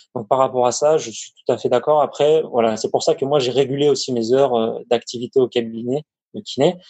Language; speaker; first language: French; native; French